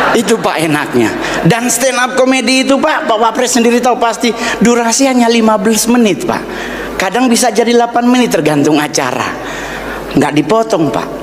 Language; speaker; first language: Indonesian; native; Indonesian